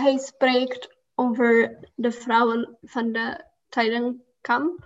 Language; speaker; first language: Dutch; non-native, learner; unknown